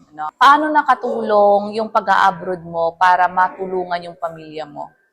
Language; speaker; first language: Filipino; native; Filipino